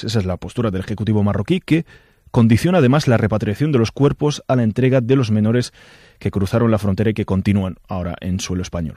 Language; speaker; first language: Spanish; native; Spanish